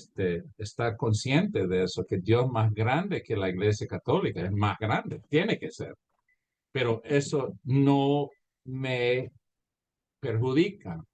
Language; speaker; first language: Spanish; early bilingual, heritage; Spanish